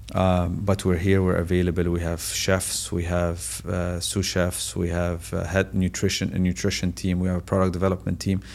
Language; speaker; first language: English; non-native, fluent; Arabic